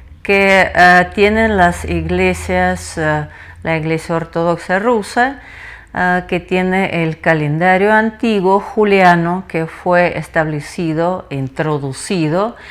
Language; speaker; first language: Spanish; non-native, fluent; Russian